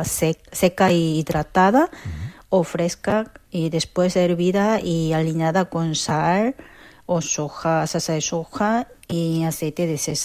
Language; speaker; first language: Spanish; non-native, fluent; Korean